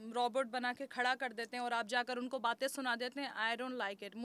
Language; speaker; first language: Hindi; native; Hindi